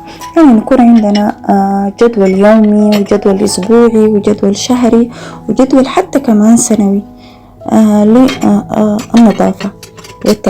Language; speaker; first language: Arabic; native; Arabic